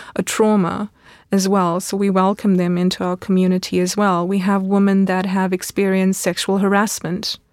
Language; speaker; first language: English; native; English